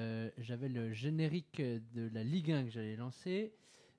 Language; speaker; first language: French; native; French